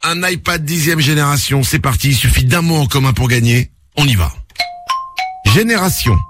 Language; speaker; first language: French; native; French